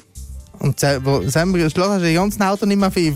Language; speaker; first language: German; native; German